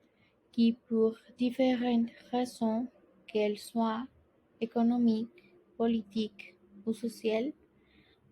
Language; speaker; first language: French; non-native, learner; Spanish